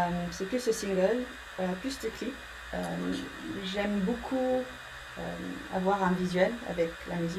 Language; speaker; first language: French; early bilingual, heritage; English